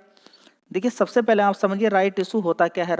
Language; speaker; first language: Hindi; native; Hindi